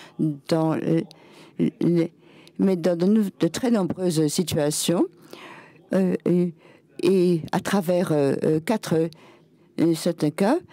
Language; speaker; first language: French; non-native, fluent; German